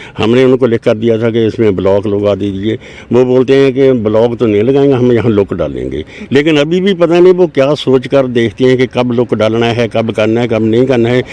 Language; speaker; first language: Hindi; non-native, local second language; Punjabi